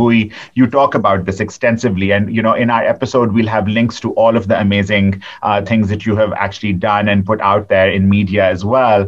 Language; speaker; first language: English; non-native, local second language; Urdu